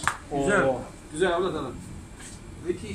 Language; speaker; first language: Turkish; native; Turkish